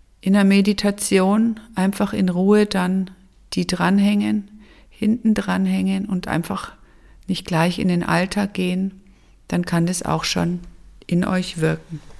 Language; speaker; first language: German; native; German